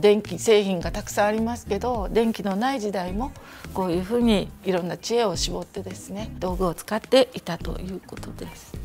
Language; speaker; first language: Japanese; native; Japanese